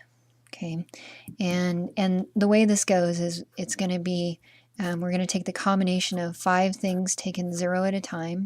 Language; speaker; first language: English; native; English